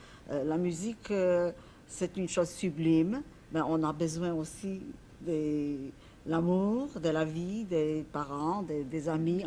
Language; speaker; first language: French; non-native, fluent; Polish